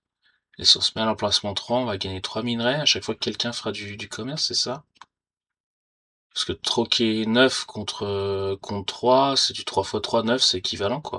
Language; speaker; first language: French; native; French